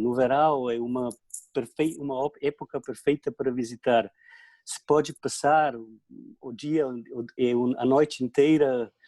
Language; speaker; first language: Portuguese; non-native, fluent; Slovenian